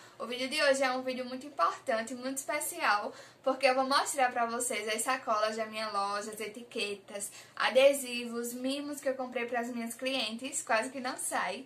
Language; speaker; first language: Portuguese; native; Portuguese